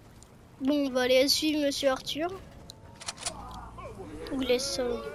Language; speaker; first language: French; native; French